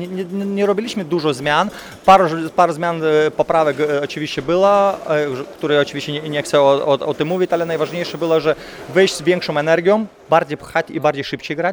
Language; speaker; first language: Polish; non-native, fluent; Lithuanian